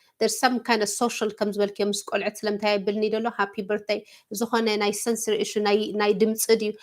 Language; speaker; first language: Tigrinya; early bilingual, heritage; Tigrinya